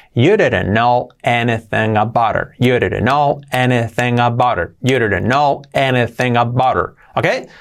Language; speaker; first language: English; non-native, fluent; Spanish